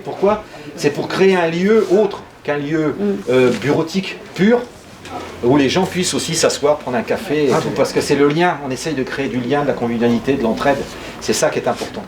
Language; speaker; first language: French; native; French